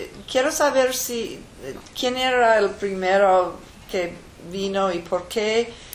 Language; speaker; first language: Spanish; non-native, learner; English